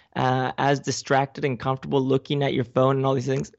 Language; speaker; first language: English; non-native, fluent; Spanish